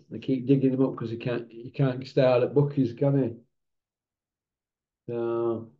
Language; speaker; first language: English; native; English